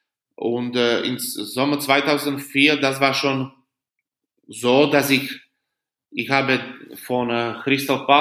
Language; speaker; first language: German; non-native, fluent; Slovak